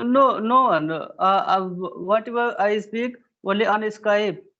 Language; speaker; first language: English; non-native, learner; Hindi